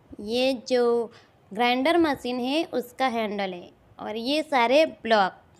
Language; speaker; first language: Hindi; non-native, local second language; Gujarati